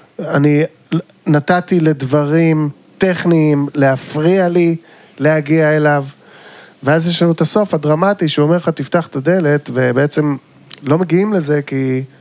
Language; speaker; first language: Hebrew; native; Hebrew